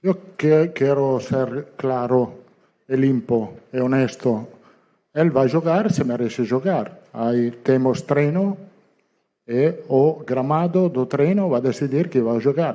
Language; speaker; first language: Portuguese; non-native, fluent; Italian